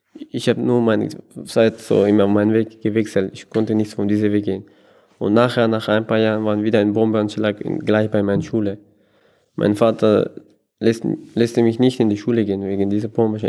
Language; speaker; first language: German; non-native, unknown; Persian